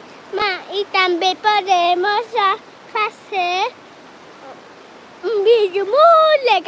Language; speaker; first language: Portuguese; early bilingual, heritage; Portuguese